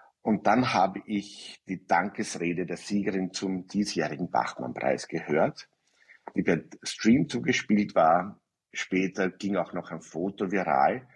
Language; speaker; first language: German; native; German